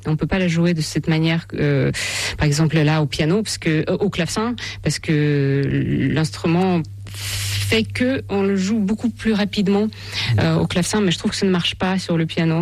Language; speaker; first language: French; non-native, fluent; Russian